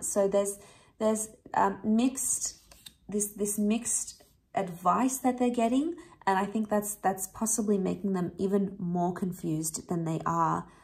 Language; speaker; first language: English; native; English